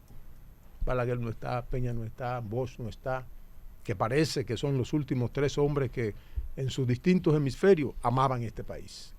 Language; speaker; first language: Spanish; native; Spanish